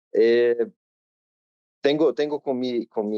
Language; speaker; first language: Spanish; non-native, learner; Portuguese